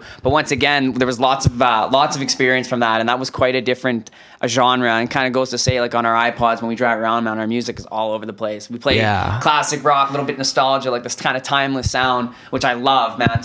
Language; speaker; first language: English; native; English